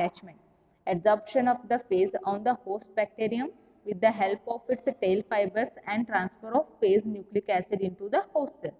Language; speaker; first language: English; non-native, local second language; Kannada